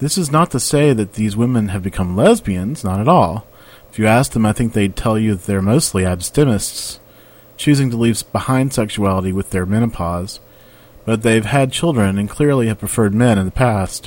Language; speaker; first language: English; native; English